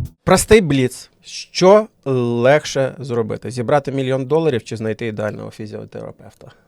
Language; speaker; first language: Ukrainian; native; Ukrainian